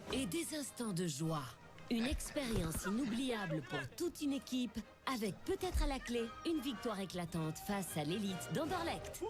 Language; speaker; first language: French; native; French